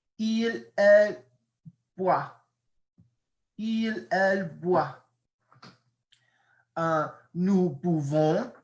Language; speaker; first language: French; non-native, fluent; English